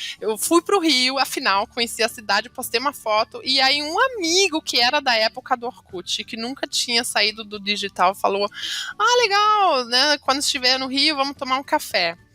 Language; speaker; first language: Portuguese; non-native, fluent; German